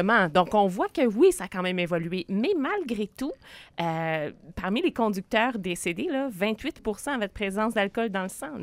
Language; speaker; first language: French; native; French